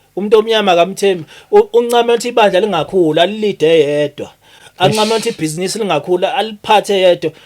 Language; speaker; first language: Zulu; native; Zulu